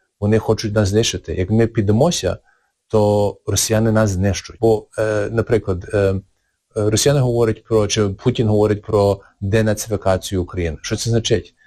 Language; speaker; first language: Ukrainian; early bilingual, heritage; Ukrainian